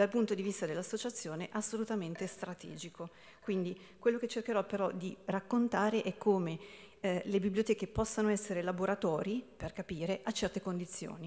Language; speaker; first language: Italian; native; Italian